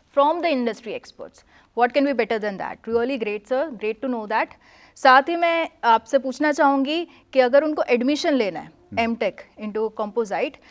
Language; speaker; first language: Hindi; non-native, local second language; Gujarati